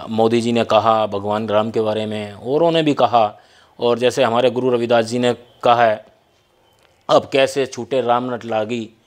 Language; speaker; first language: Hindi; native; Hindi